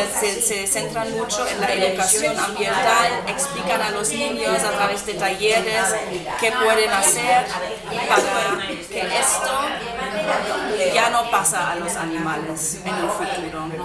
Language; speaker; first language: Spanish; non-native, fluent; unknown